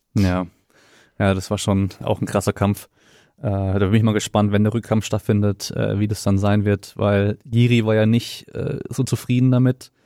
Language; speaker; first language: German; native; German